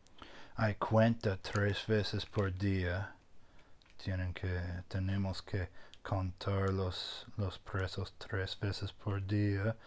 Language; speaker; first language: Spanish; non-native, fluent; English